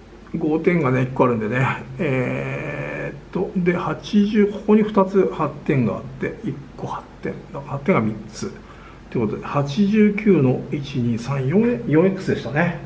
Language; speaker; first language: Japanese; native; Japanese